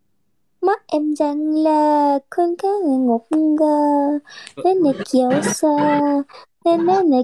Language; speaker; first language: Vietnamese; non-native, learner; Indonesian